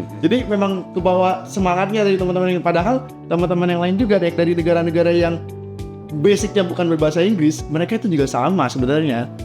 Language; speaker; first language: Indonesian; native; Indonesian